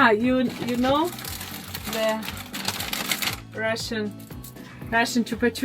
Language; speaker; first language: English; non-native, learner; Russian